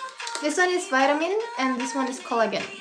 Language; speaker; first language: English; non-native, fluent; Indonesian